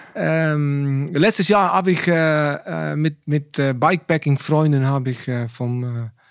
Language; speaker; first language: German; non-native, learner; Dutch